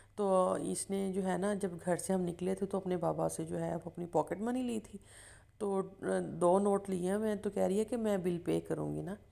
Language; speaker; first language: Urdu; non-native, local second language; Punjabi